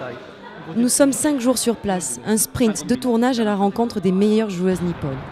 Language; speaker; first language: French; native; French